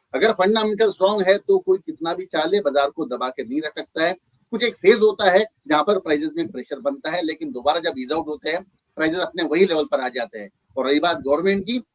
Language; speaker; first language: Hindi; native; Hindi